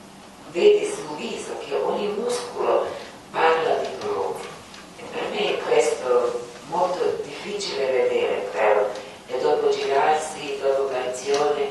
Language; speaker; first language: Italian; non-native, fluent; Croatian